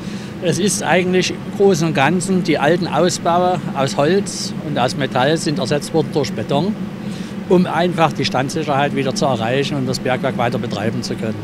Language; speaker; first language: German; native; German